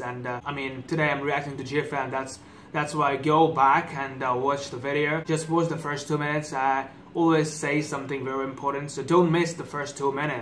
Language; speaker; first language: English; non-native, fluent; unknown